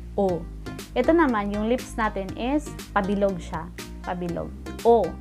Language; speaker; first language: Filipino; native; Filipino